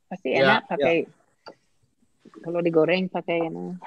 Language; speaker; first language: Indonesian; non-native, fluent; English